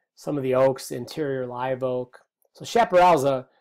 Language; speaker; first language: English; native; English